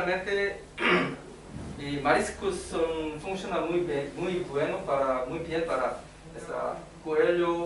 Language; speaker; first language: Spanish; non-native, learner; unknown